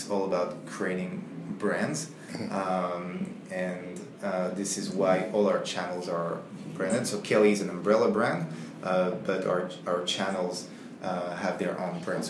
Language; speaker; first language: English; non-native, fluent; French